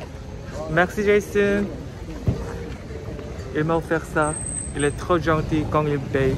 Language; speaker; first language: French; non-native, learner; Korean